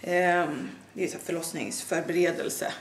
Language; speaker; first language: Swedish; native; Swedish